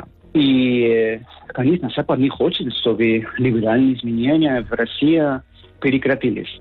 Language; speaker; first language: Russian; non-native, learner; Spanish